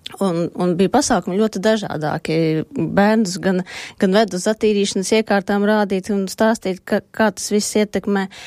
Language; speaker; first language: Latvian; native; Latvian